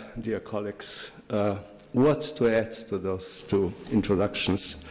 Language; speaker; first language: English; non-native, fluent; Slovenian